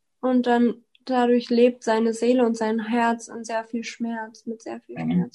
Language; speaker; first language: German; non-native, fluent; English